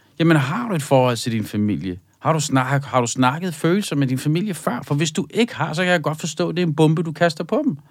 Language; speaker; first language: Danish; early bilingual, other home language; Arabic